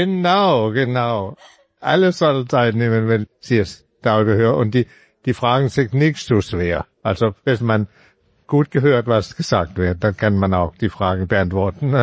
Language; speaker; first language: German; non-native, fluent; Danish